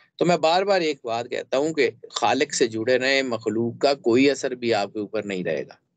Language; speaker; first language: Urdu; native; Urdu